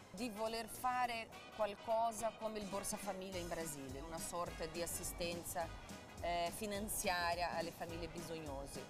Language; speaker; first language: Italian; non-native, fluent; Portuguese